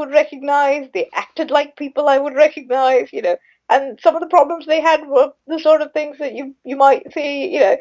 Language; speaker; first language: English; non-native, local second language; Sinhala